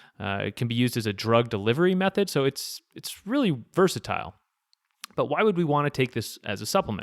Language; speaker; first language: English; native; English